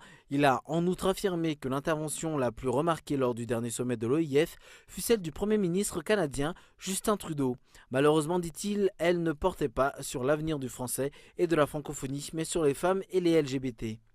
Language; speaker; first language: French; non-native, local second language; Malagasy